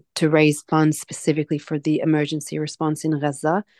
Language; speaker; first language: English; native; English